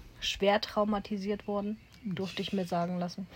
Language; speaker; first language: German; native; German